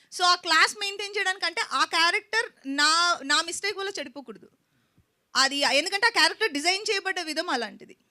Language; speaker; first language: Telugu; native; Telugu